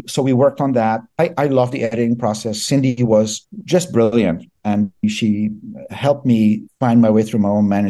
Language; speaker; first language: English; non-native, fluent; Persian